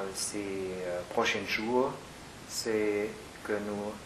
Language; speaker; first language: French; non-native, fluent; German